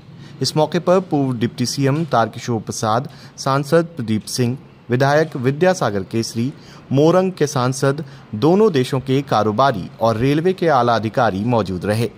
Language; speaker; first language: Hindi; native; Hindi